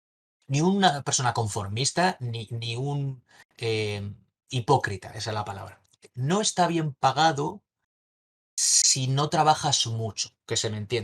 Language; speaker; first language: Spanish; native; Spanish